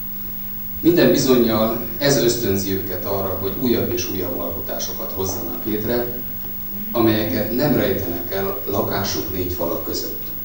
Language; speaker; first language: Hungarian; native; Hungarian